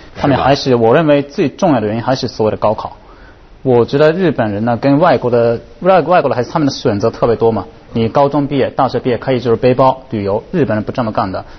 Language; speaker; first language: Chinese; non-native, fluent; Japanese